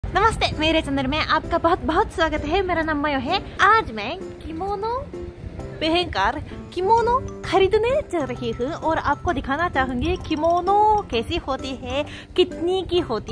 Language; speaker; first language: Hindi; non-native, fluent; Japanese